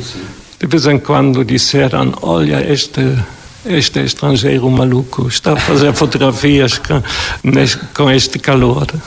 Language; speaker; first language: Portuguese; non-native, fluent; German